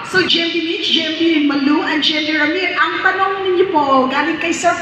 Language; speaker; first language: Filipino; native; Filipino